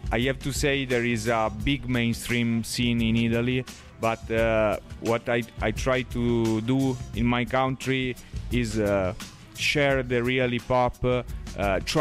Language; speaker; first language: English; non-native, learner; Italian